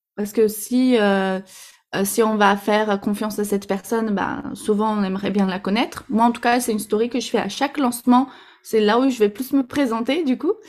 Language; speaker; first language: French; non-native, fluent; Portuguese